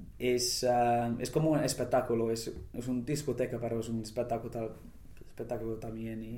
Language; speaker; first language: Spanish; non-native, fluent; English